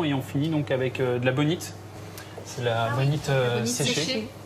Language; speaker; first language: French; native; French